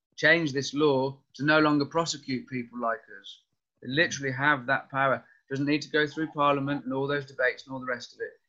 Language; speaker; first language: English; native; English